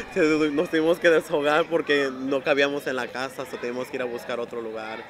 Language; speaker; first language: Spanish; early bilingual, heritage; Spanish